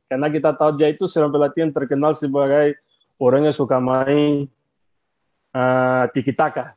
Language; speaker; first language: Indonesian; non-native, fluent; Portuguese